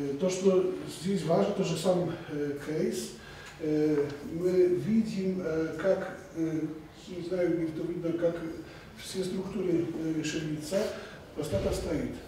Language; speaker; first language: Russian; non-native, fluent; Polish